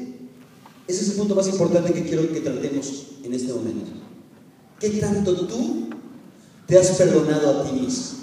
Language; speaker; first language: Spanish; native; Spanish